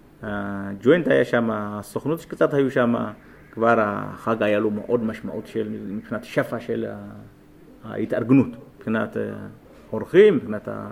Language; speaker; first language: Hebrew; non-native, fluent; Amharic